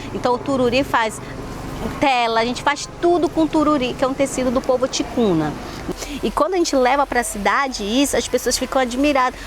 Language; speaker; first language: Portuguese; non-native, local second language; Ticuna